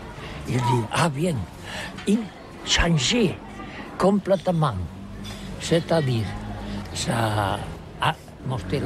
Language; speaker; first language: French; non-native, learner; Catalan